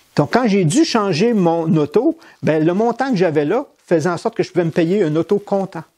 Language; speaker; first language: French; native; French